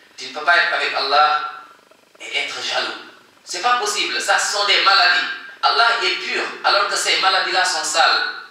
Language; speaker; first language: French; non-native, local second language; Wolof